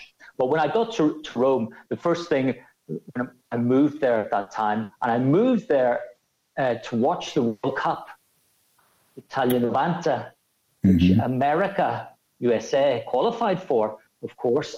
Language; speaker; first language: English; native; English